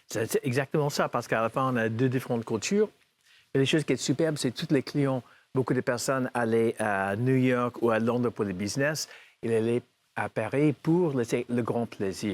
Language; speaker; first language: French; non-native, fluent; English